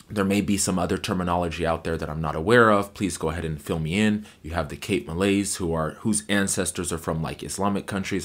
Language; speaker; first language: English; native; English